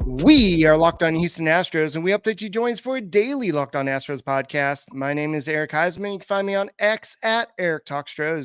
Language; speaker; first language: English; native; English